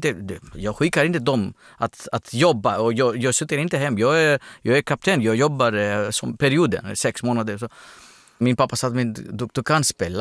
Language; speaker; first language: Swedish; non-native, fluent; Greek